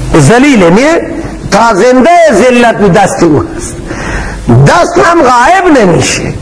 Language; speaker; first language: Persian; non-native, local second language; Baluchi